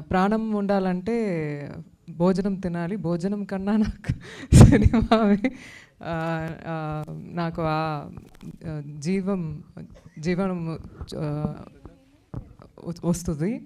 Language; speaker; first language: Telugu; non-native, learner; Tamil